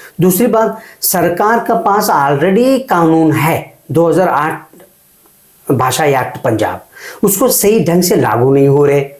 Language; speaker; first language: Hindi; non-native, local second language; Kannada